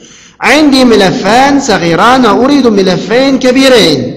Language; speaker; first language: Arabic; non-native, fluent; Uyghur